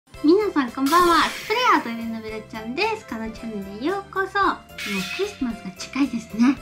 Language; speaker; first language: Japanese; non-native, fluent; Spanish